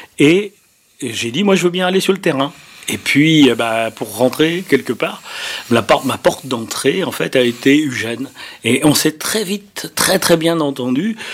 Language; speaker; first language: French; native; French